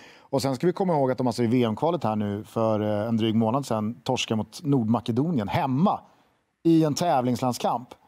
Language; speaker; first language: Swedish; native; Swedish